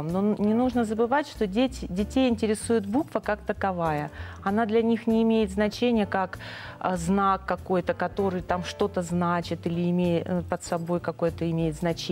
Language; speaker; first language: Russian; native; Russian